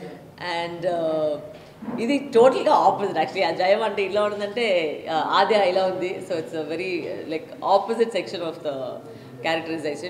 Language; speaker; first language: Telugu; non-native, local second language; Tamil